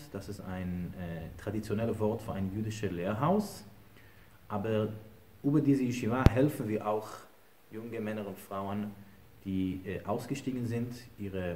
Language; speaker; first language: German; non-native, fluent; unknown